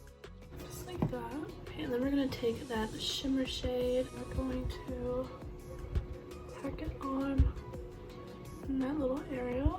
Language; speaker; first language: English; native; English